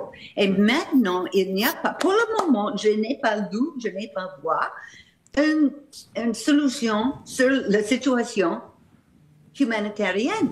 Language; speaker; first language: French; non-native, fluent; English